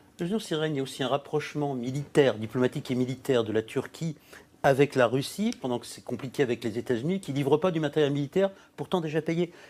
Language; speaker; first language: French; native; French